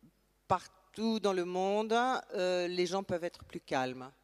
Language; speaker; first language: French; native; French